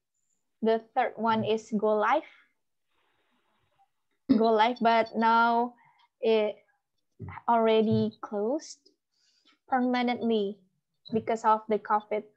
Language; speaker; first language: English; non-native, learner; Indonesian